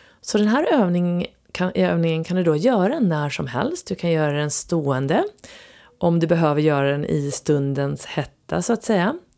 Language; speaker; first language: Swedish; native; Swedish